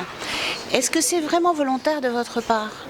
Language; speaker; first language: French; native; French